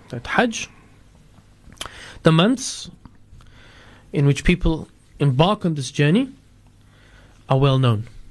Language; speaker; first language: English; native; English